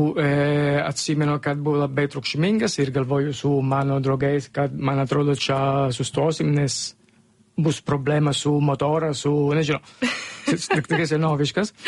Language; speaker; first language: Lithuanian; non-native, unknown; Italian